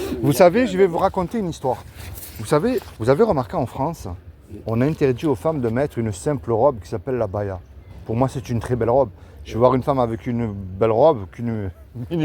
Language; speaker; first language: French; native; French